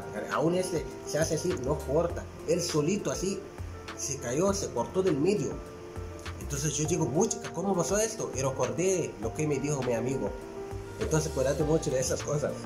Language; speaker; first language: Spanish; non-native, fluent; Arabic